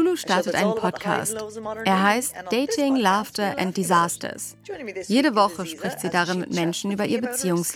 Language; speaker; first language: German; native; German